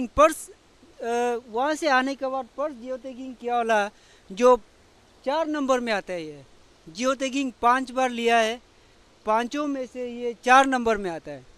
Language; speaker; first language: Hindi; non-native, local second language; Adi